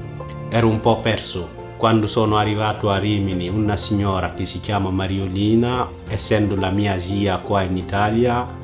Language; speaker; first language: Italian; non-native, fluent; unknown